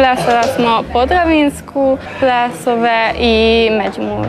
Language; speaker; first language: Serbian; early bilingual, heritage; Croatian